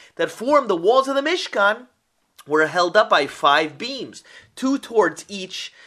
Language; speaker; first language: English; native; English